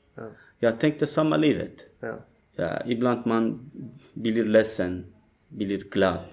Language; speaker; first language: Swedish; non-native, fluent; Turkish